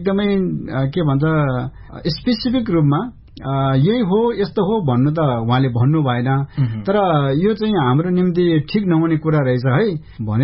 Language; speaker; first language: Nepali; non-native, local second language; Eastern Tamang